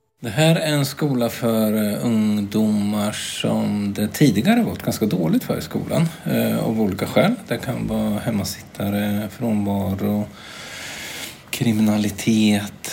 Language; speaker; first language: Swedish; native; Swedish